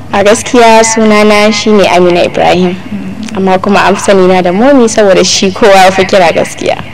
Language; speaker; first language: Hausa; non-native, local second language; Tamasheq